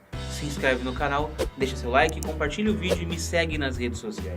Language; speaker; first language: Portuguese; native; Portuguese